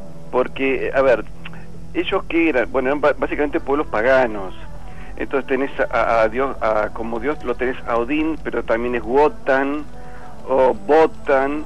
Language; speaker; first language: Spanish; native; Spanish